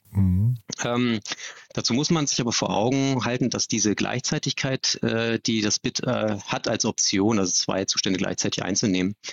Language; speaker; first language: German; native; German